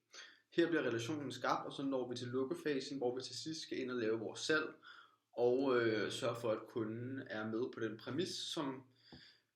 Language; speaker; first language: Danish; native; Danish